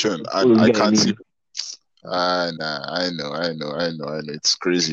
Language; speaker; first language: English; non-native, local second language; Igbo